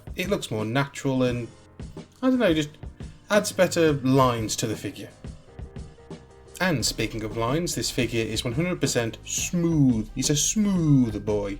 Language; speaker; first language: English; native; English